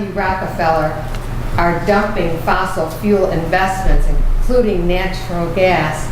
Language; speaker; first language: English; native; English